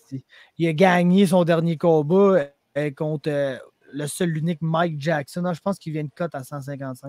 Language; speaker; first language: French; native; French